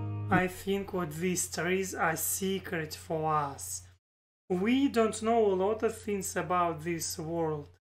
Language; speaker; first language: English; non-native, learner; Russian